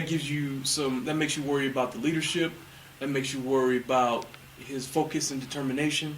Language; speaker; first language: English; native; English